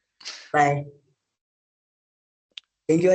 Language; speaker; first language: English; non-native, learner; Malay